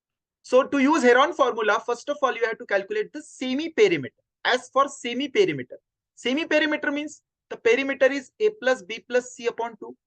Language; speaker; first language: English; non-native, local second language; Hindi